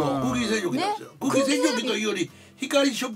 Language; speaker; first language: Japanese; native; Japanese